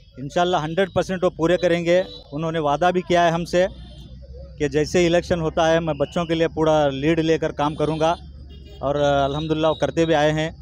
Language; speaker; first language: Hindi; native; Hindi